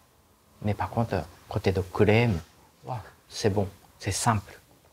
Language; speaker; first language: French; non-native, learner; Japanese